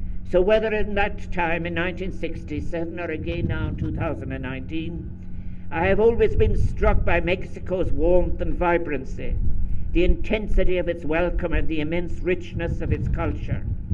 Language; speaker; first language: English; native; English